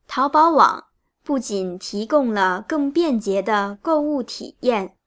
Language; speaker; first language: Chinese; native; Chinese